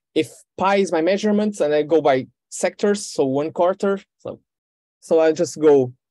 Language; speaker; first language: English; non-native, fluent; Portuguese